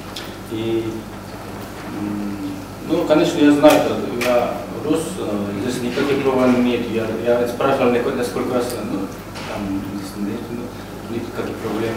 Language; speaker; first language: Russian; non-native, learner; Korean